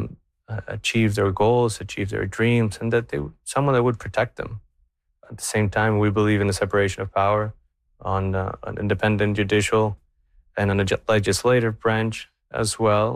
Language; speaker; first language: English; non-native, fluent; Spanish